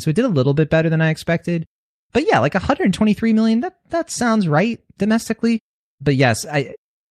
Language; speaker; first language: English; native; English